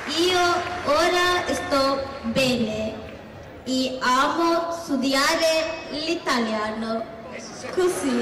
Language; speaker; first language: Italian; non-native, learner; Tamil